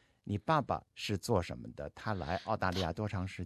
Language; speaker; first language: Chinese; native; Chinese